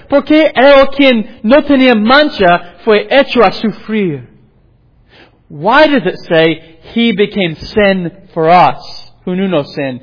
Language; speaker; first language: Spanish; non-native, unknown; English